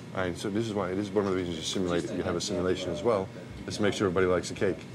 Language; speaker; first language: English; native; English